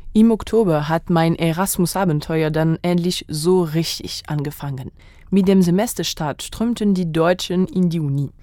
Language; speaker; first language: German; non-native, fluent; French